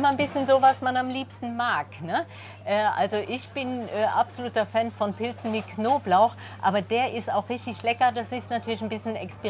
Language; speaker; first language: German; non-native, local second language; Luxembourgish